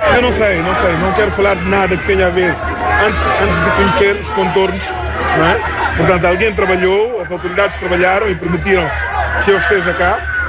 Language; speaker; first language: Portuguese; non-native, local second language; Upper Guinea Crioulo